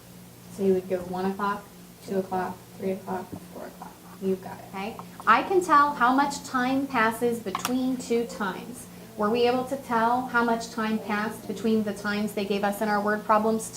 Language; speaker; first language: English; native; English